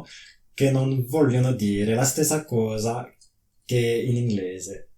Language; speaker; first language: Italian; non-native, learner; French